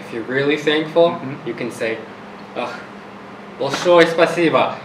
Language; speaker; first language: English; early bilingual, heritage; English